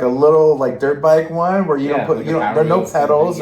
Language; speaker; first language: English; native; English